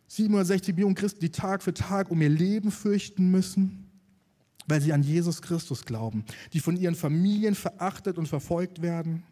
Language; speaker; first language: German; native; German